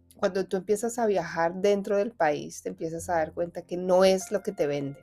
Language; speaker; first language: Spanish; native; Spanish